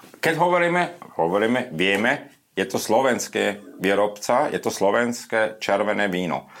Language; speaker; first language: Slovak; non-native, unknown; German